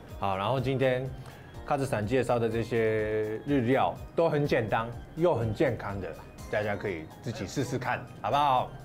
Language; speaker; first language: Chinese; native; Chinese